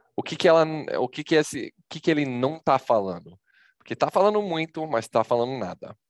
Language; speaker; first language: Portuguese; non-native, fluent; English